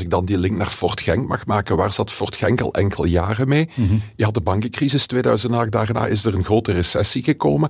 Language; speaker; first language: Dutch; native; Dutch